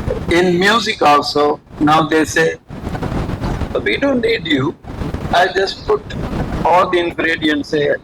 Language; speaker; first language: English; non-native, local second language; Malayalam